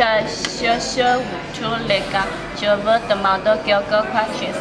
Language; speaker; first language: French; non-native, learner; Indonesian